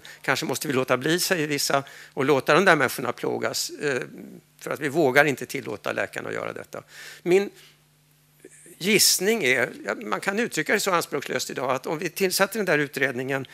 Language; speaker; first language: Swedish; native; Swedish